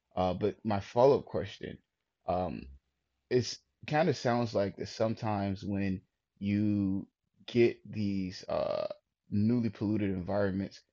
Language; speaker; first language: English; native; English